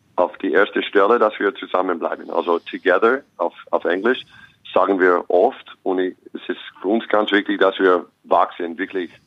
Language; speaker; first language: German; non-native, fluent; English